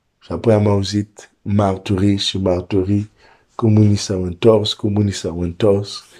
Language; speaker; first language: Romanian; non-native, fluent; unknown